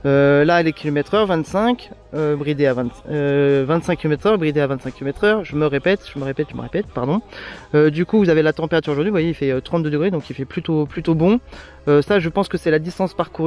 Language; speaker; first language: French; native; French